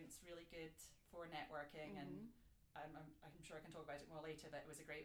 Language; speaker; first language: English; native; English